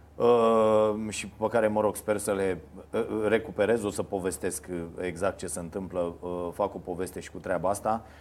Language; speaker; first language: Romanian; native; Romanian